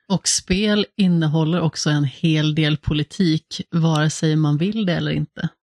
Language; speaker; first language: Swedish; native; Swedish